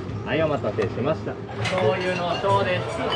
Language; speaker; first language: Japanese; native; Japanese